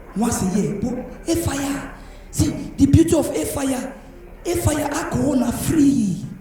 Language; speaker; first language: Nigerian Pidgin; native; Nigerian Pidgin